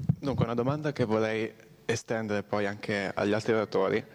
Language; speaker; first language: Italian; native; Italian